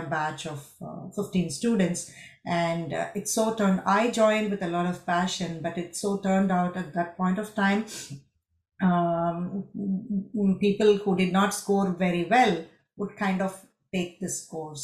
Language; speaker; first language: English; non-native, local second language; Tamil